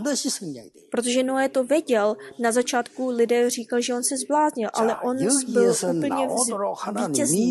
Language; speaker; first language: Czech; non-native, fluent; Korean